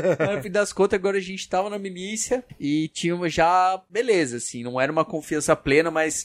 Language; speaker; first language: Portuguese; native; Portuguese